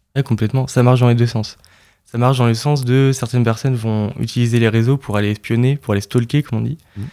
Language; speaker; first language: French; native; French